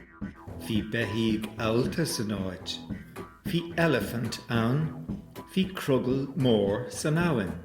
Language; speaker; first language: Irish; native; Irish